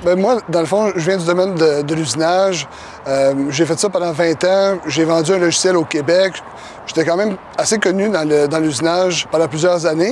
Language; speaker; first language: French; native; French